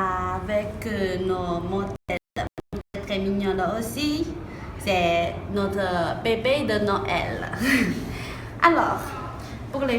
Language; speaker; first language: French; non-native, fluent; Chinese